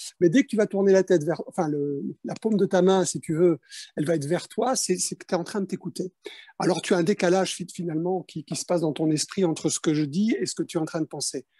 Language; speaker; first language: French; early bilingual, other home language; Spanish